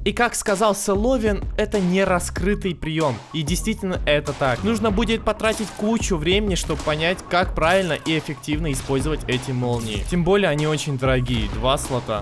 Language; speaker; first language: Russian; native; Russian